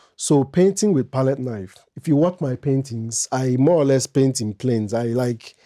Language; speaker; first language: English; non-native, local second language; Igbo